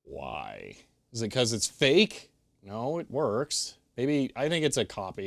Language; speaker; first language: English; native; English